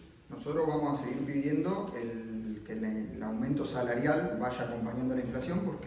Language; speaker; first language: Spanish; native; Spanish